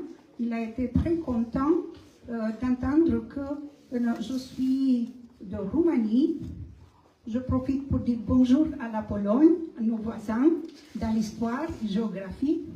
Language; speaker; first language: French; non-native, fluent; Romanian